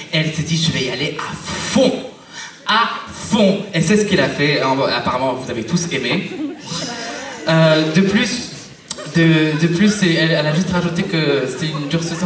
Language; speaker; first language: French; native; French